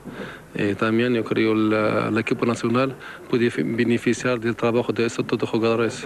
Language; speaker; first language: Spanish; non-native, fluent; Arabic